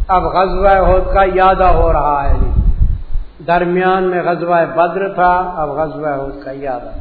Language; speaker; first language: Urdu; non-native, local second language; Punjabi